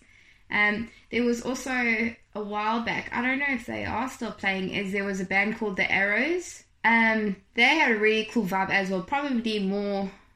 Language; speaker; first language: English; native; English